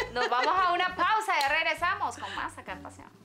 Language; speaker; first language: Spanish; native; Spanish